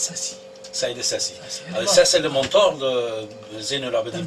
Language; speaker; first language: French; non-native, fluent; Persian